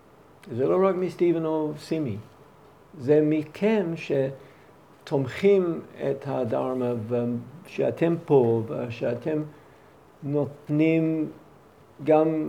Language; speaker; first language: Hebrew; non-native, fluent; English